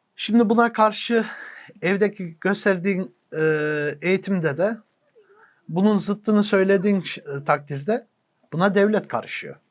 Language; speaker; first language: Turkish; early bilingual, heritage; Turkish